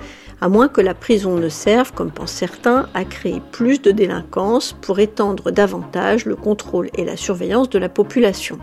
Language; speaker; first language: French; native; French